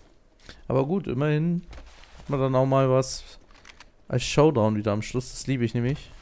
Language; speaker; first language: German; native; German